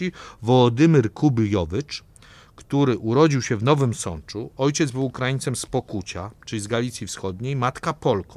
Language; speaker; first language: Polish; native; Polish